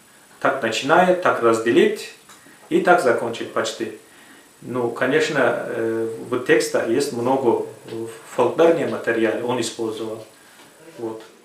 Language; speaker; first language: Russian; non-native, fluent; Turkish